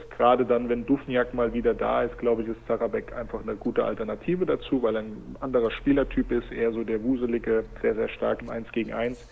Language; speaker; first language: German; native; German